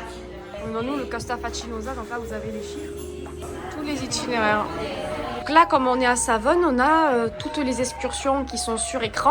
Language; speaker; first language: French; native; French